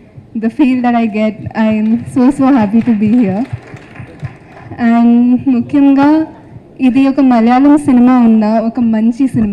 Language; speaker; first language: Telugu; non-native, fluent; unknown